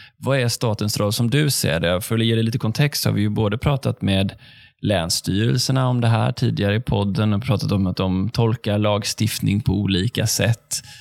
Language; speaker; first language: Swedish; native; Swedish